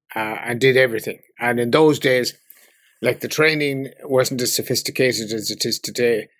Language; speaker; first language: English; native; English